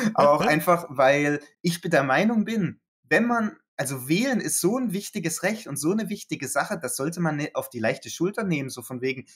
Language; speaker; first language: German; native; German